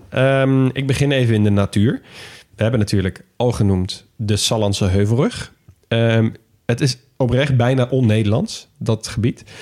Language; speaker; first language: Dutch; native; Dutch